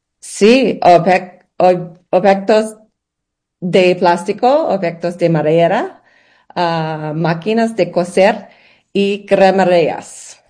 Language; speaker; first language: Spanish; non-native, learner; English